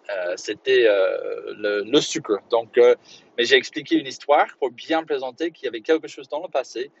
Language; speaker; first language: French; non-native, fluent; English